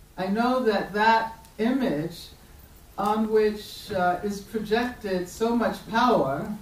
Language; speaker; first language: English; native; English